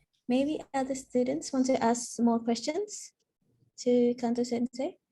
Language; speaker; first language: English; non-native, fluent; Indonesian